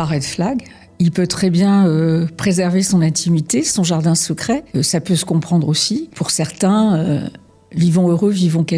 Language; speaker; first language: French; native; French